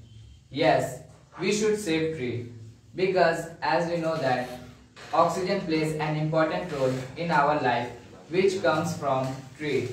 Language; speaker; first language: English; non-native, learner; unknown